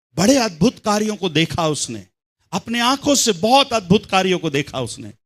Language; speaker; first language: Hindi; non-native, local second language; Telugu